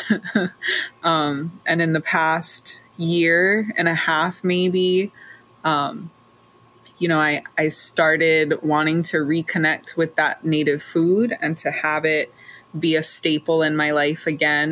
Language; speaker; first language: English; native; English